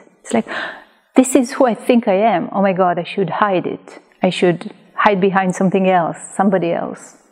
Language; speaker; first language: English; non-native, fluent; Hebrew